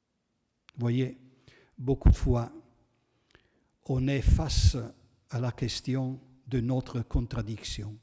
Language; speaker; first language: French; non-native, fluent; Italian